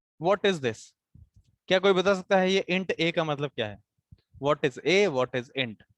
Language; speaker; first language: Hindi; native; Hindi